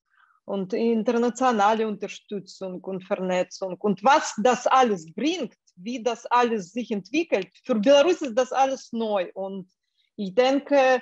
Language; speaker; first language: German; non-native, fluent; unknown